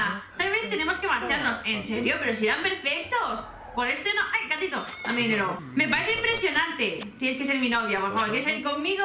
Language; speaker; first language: Spanish; native; Spanish